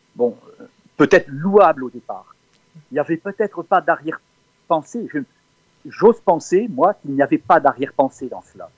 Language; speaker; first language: French; native; French